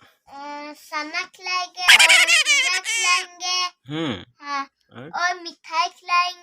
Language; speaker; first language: Hindi; non-native, local second language; Assamese